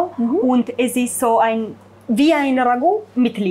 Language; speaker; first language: German; non-native, fluent; Italian